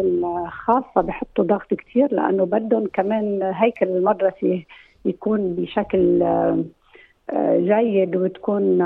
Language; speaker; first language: Arabic; native; Arabic